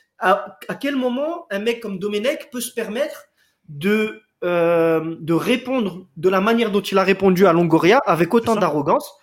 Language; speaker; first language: French; native; French